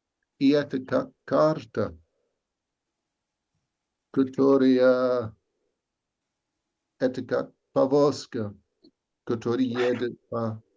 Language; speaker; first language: Russian; non-native, learner; English